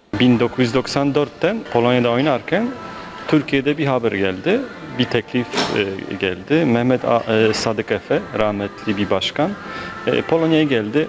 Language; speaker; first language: Turkish; non-native, fluent; Polish